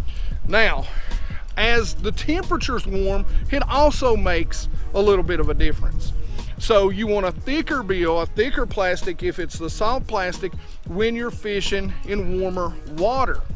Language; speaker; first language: English; native; English